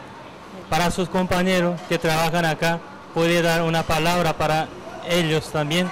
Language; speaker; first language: Spanish; non-native, learner; Korean